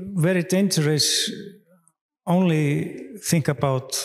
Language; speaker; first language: English; non-native, fluent; Icelandic